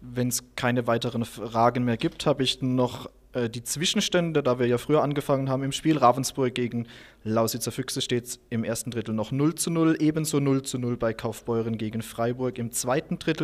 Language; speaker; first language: German; native; German